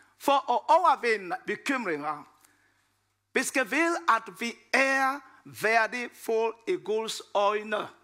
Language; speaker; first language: Danish; non-native, fluent; Lingala